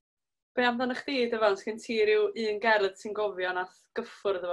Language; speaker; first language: Welsh; native; Welsh